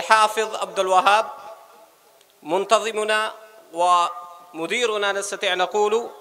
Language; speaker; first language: Arabic; non-native, fluent; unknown